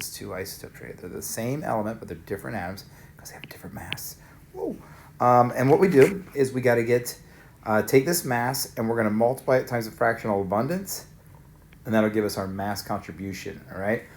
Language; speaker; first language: English; native; English